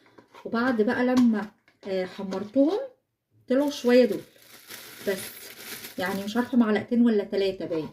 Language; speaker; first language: Arabic; native; Arabic